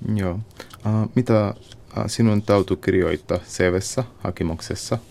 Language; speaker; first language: Finnish; non-native, fluent; Arabic